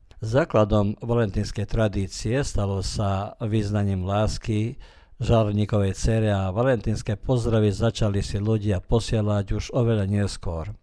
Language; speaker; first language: Slovak; early bilingual, heritage; Slovak